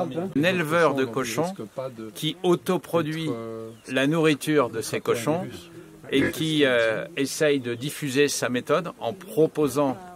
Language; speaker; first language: French; native; French